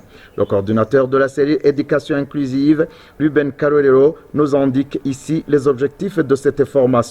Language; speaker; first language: French; non-native, local second language; Rundi